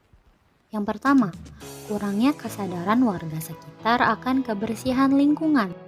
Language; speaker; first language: Malay; native; Malay